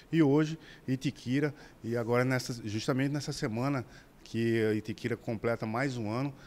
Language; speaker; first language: Portuguese; native; Portuguese